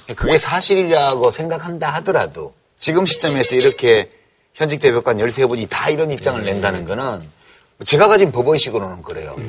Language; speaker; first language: Korean; native; Korean